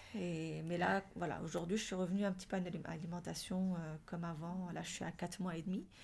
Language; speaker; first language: French; non-native, local second language; Arabic